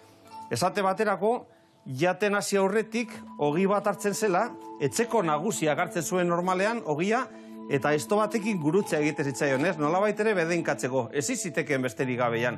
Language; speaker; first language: Basque; native; Basque